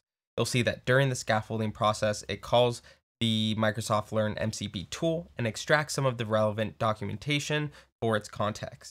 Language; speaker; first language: English; native; English